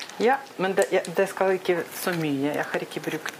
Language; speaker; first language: Norwegian; non-native, fluent; Russian